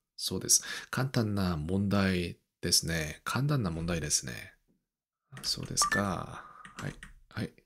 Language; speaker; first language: Japanese; non-native, learner; Korean